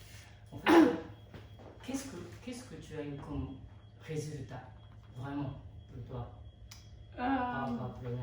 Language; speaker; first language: French; non-native, fluent; Japanese